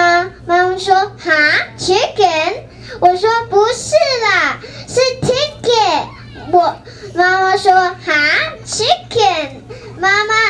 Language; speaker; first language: Chinese; early bilingual, heritage; Chinese